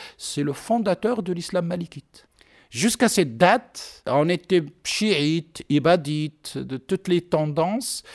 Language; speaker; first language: French; non-native, local second language; Arabic